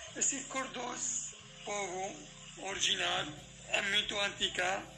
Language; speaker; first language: Portuguese; non-native, fluent; Arabic